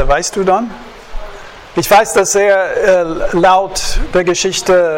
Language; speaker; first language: German; non-native, fluent; English